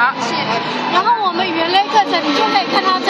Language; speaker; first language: Chinese; native; Chinese